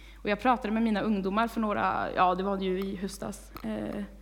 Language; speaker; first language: Swedish; native; Swedish